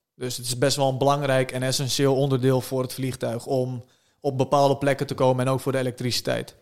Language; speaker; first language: Dutch; early bilingual, other home language; Turkish